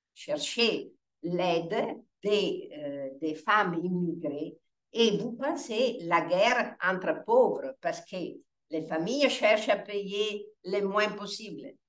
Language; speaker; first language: French; non-native, fluent; Italian